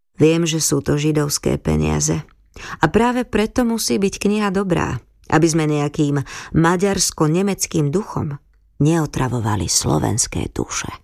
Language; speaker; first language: Slovak; native; Slovak